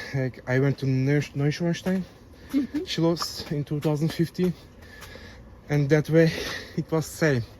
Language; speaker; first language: English; non-native, learner; Turkish